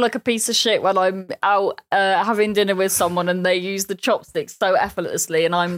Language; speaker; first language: English; native; English